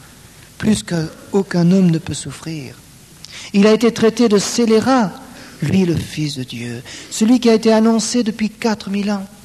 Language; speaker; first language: French; native; French